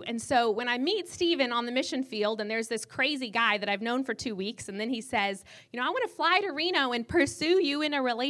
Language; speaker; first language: English; native; English